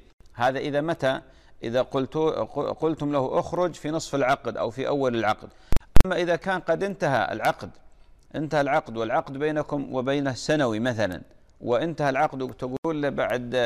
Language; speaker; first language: Arabic; native; Arabic